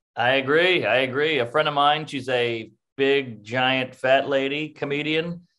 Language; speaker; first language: English; native; English